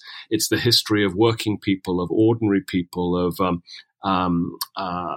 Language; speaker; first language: English; native; English